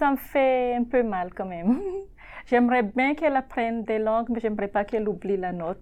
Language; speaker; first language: French; non-native, local second language; Malagasy